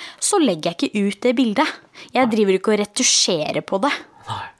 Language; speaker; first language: Norwegian; native; Norwegian